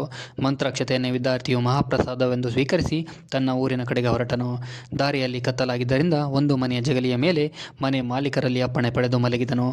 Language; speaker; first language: Kannada; native; Kannada